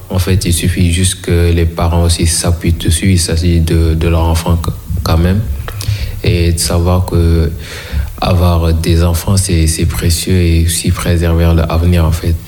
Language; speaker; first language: French; non-native, local second language; Wolof